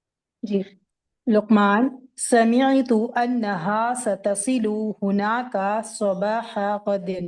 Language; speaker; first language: Arabic; non-native, learner; Urdu